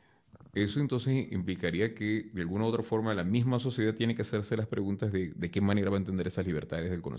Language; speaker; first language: Spanish; native; Spanish